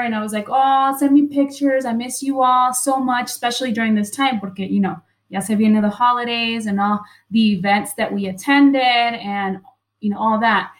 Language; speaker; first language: English; early bilingual, other home language; Spanish